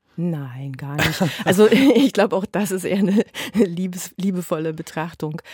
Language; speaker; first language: German; native; German